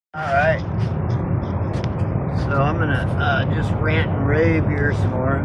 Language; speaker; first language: English; native; English